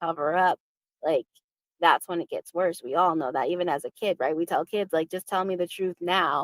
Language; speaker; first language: English; native; English